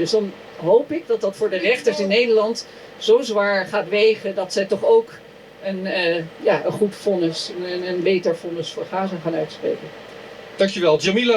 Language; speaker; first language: Dutch; native; Dutch